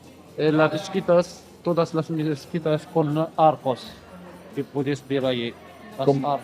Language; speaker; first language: Spanish; non-native, learner; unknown